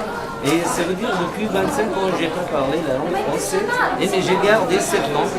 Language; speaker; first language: French; non-native, fluent; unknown